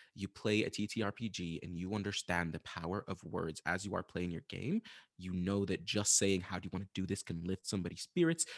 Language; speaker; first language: English; non-native, fluent; Arabic